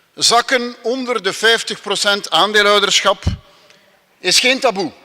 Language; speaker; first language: Dutch; non-native, local second language; French